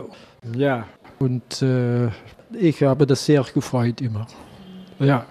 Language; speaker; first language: German; non-native, learner; Dutch